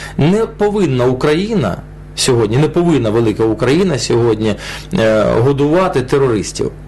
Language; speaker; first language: Ukrainian; non-native, local second language; Russian